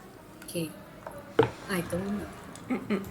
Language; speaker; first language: Portuguese; native; Portuguese